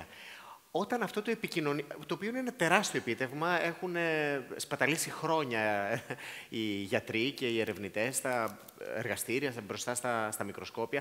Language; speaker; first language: Greek; native; Greek